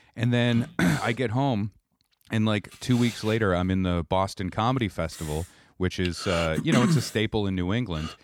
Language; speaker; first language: English; native; English